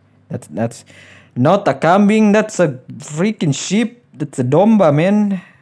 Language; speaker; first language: English; non-native, learner; Indonesian